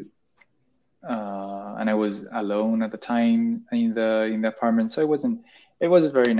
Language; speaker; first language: English; non-native, fluent; Spanish